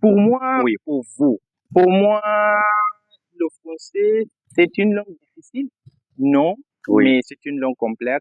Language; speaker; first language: French; non-native, fluent; Portuguese